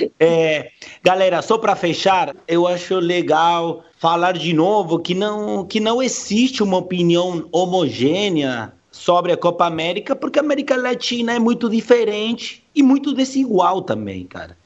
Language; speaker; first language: Portuguese; non-native, fluent; Spanish